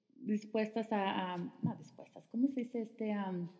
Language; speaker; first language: Spanish; early bilingual, heritage; Spanish